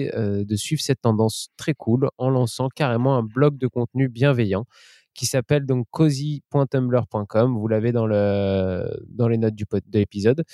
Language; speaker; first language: French; native; French